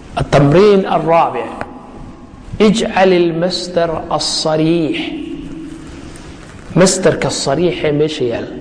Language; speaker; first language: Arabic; non-native, fluent; Somali